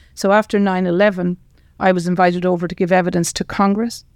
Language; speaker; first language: English; native; English